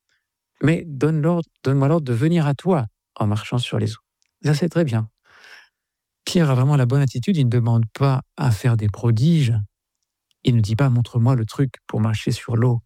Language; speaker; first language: French; native; French